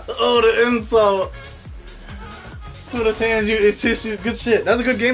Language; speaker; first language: English; native; English